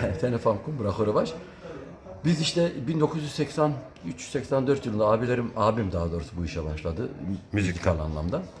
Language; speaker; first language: Turkish; early bilingual, heritage; Turkish